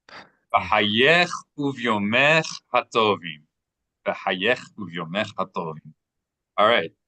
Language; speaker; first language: Hebrew; non-native, fluent; English